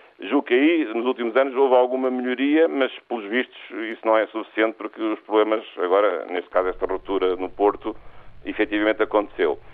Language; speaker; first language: Portuguese; native; Portuguese